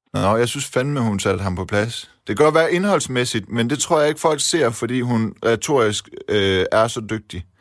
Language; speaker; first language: Danish; early bilingual, other home language; Persian